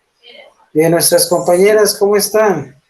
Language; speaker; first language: Spanish; native; Spanish